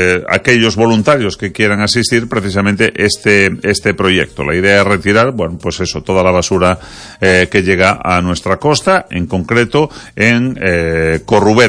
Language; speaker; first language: Spanish; native; Spanish